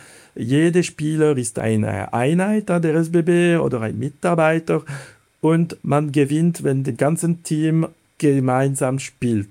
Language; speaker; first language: German; non-native, fluent; Italian